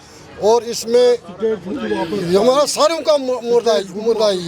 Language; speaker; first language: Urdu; non-native, local second language; Kashmiri